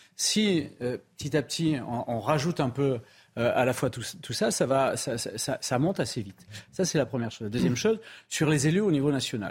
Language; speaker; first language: French; native; French